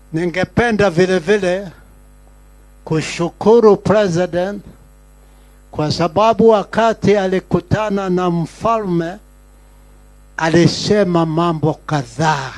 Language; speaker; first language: Swahili; non-native, local second language; Kikuyu